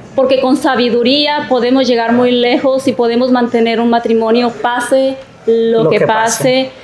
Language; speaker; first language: Spanish; native; Spanish